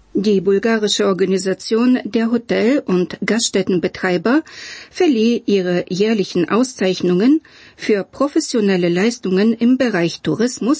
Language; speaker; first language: German; non-native, fluent; Bulgarian